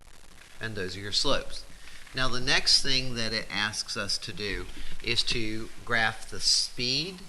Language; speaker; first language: English; native; English